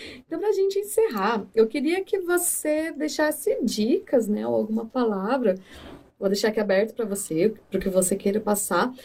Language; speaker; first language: Portuguese; native; Portuguese